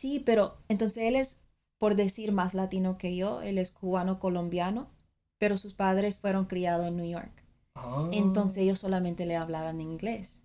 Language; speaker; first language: Spanish; early bilingual, other home language; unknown